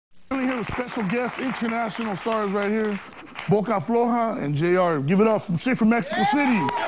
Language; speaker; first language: English; early bilingual, other home language; Spanish